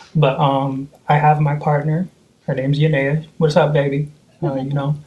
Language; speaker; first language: English; native; English